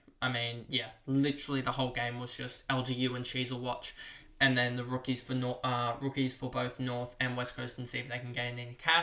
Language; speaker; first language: English; native; English